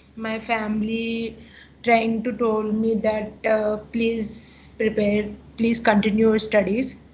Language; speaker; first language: English; non-native, local second language; Telugu